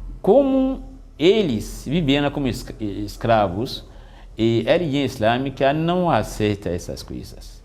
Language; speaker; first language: Portuguese; non-native, fluent; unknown